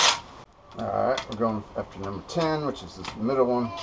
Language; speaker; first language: English; native; English